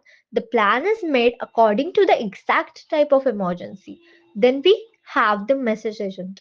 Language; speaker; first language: English; non-native, learner; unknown